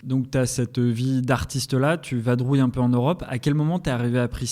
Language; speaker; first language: French; native; French